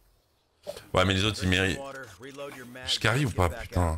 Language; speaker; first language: French; native; French